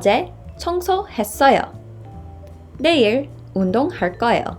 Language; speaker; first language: Korean; non-native, fluent; English